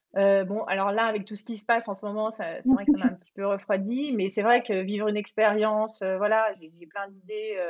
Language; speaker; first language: French; native; French